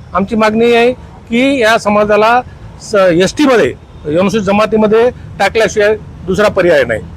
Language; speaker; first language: Marathi; non-native, local second language; Lambadi